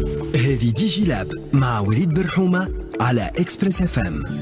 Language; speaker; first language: Arabic; native; Arabic